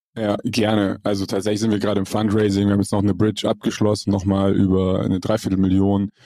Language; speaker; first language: German; native; German